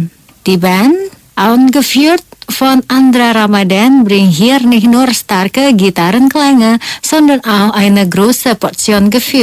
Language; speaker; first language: German; non-native, fluent; Indonesian